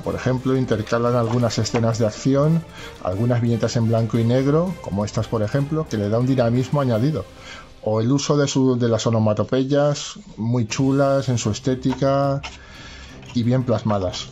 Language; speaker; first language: Spanish; native; Spanish